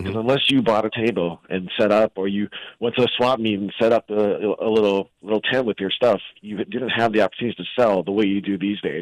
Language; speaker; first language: English; native; English